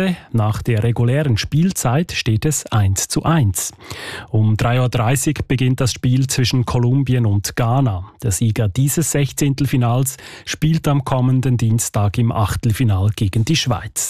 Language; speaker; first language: German; native; German